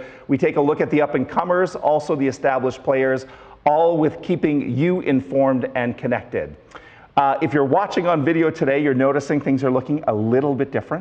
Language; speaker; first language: English; native; English